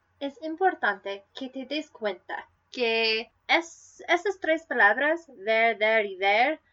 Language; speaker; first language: Spanish; non-native, learner; English